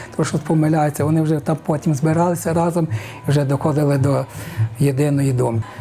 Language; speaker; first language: Ukrainian; native; Ukrainian